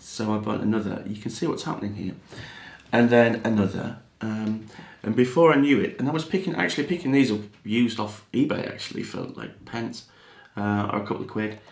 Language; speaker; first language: English; native; English